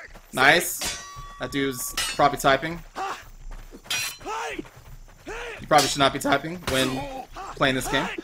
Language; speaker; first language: English; native; English